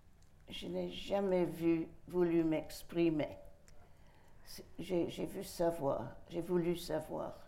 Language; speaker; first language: French; non-native, fluent; English